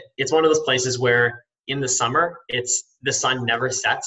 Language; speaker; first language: English; native; English